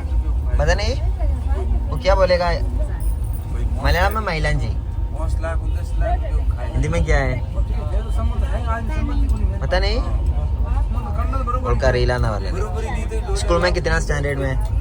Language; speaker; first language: Hindi; non-native, local second language; Malayalam